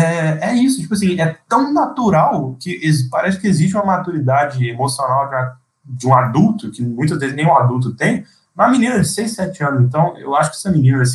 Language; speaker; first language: Portuguese; native; Portuguese